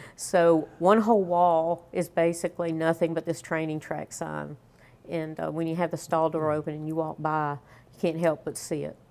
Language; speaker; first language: English; native; English